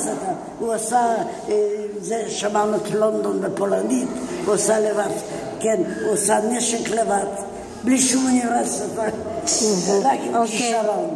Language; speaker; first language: Hebrew; non-native, fluent; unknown